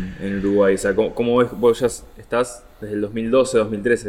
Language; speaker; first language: Spanish; native; Spanish